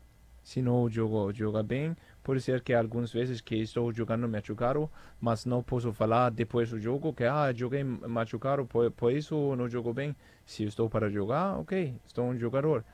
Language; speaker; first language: Portuguese; non-native, fluent; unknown